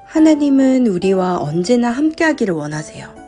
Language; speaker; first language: Korean; native; Korean